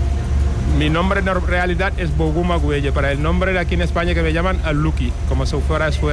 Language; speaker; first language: Spanish; non-native, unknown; Wolof